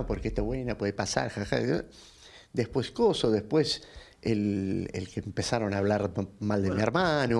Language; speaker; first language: Spanish; native; Spanish